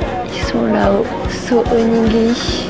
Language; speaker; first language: French; native; French